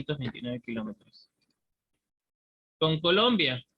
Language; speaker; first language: Spanish; native; Spanish